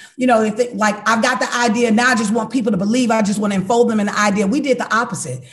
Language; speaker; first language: English; native; English